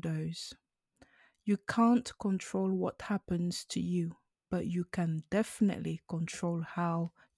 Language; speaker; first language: English; non-native, local second language; French